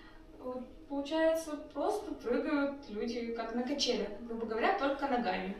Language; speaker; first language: Russian; native; Russian